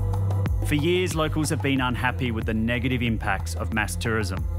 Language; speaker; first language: English; native; English